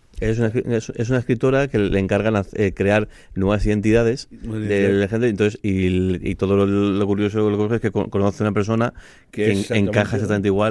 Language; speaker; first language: Spanish; native; Spanish